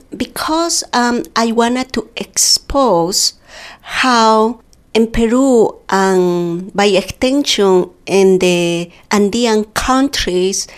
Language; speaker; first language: English; non-native, fluent; Quechua